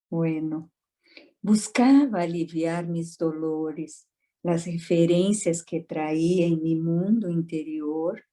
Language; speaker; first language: Spanish; non-native, fluent; Portuguese